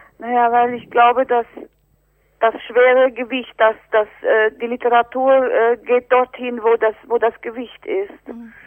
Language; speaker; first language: German; native; German